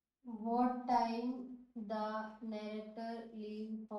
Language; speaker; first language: English; non-native, learner; Hindi